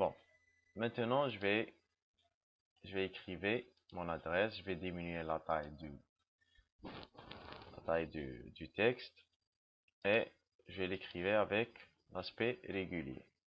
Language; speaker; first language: French; non-native, local second language; Arabic